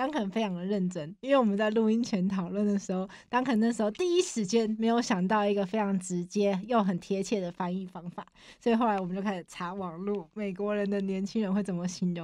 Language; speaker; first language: Chinese; native; Chinese